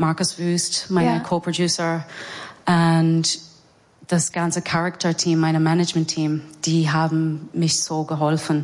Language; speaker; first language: German; non-native, learner; English